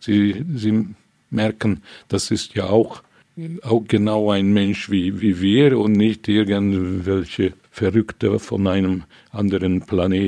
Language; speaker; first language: German; non-native, fluent; Hungarian